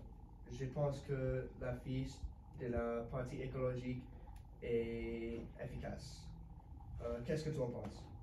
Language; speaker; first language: French; non-native, learner; English